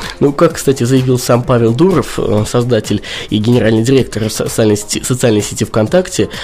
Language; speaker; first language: Russian; native; Russian